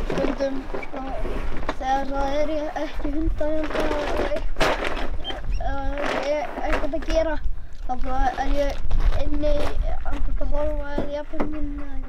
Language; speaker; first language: Icelandic; early bilingual, other home language; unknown